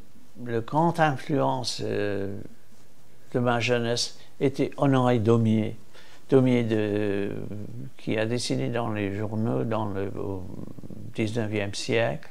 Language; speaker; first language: French; non-native, fluent; English